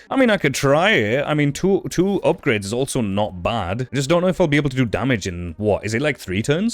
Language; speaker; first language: English; native; English